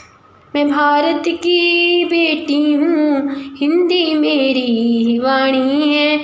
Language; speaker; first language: Hindi; native; Hindi